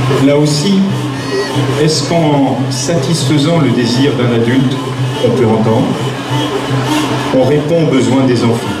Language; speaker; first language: French; native; French